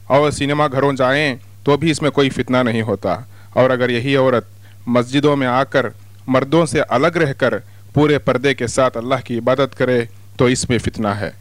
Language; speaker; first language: Urdu; native; Urdu